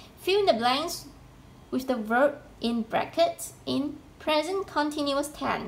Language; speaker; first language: English; non-native, local second language; Chinese